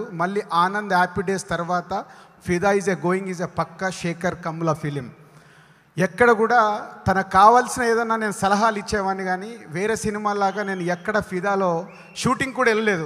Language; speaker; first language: Telugu; native; Telugu